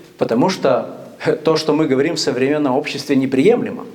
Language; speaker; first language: Russian; native; Russian